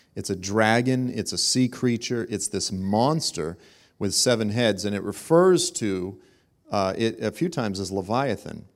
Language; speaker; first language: English; native; English